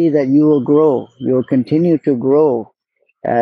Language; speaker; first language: English; native; English